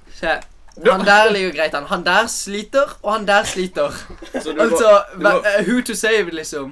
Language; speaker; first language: Norwegian; native; Norwegian